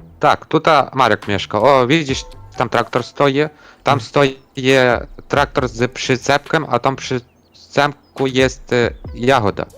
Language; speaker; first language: Polish; non-native, learner; Ukrainian